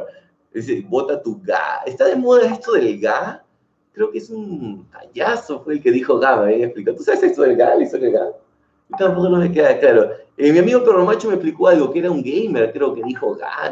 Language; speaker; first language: Spanish; native; Spanish